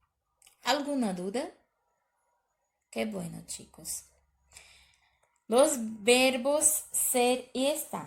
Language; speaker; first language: Spanish; non-native, learner; Portuguese